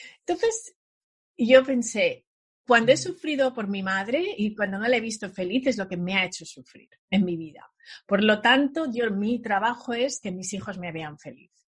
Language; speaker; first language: Spanish; early bilingual, other home language; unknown